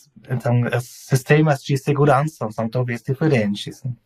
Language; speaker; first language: Portuguese; non-native, learner; German